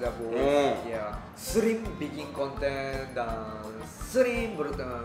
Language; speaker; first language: Indonesian; non-native, fluent; Japanese